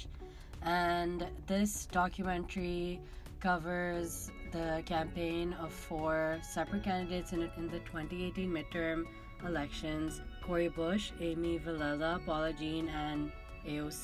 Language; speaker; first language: English; non-native, local second language; Urdu